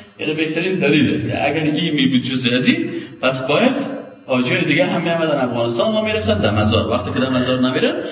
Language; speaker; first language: Persian; native; Persian